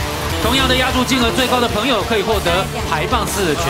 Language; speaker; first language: Chinese; native; Chinese